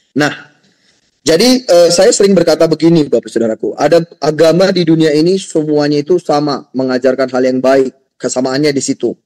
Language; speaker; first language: Indonesian; native; Indonesian